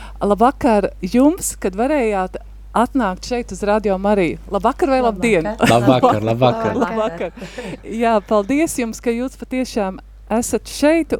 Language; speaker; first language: Latvian; native; Latvian